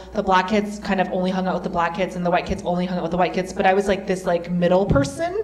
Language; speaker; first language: English; native; English